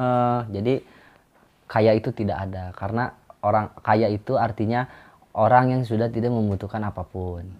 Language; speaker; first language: Indonesian; non-native, local second language; Sundanese